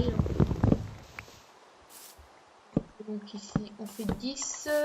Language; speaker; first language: French; native; French